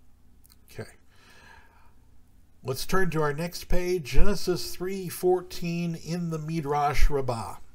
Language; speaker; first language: English; native; English